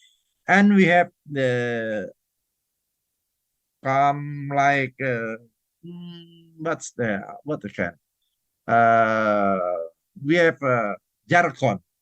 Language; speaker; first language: English; non-native, fluent; Indonesian